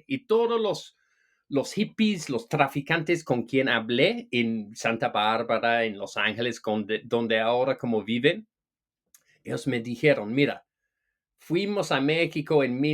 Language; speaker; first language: Spanish; non-native, fluent; English